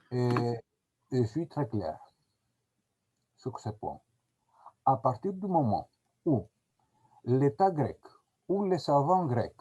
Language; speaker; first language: French; non-native, fluent; Greek